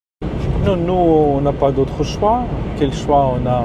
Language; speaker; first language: French; non-native, fluent; Ukrainian